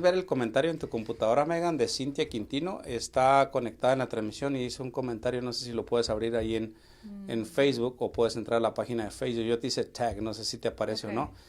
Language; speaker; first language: Spanish; native; Spanish